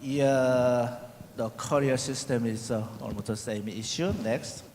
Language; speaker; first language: English; non-native, learner; Korean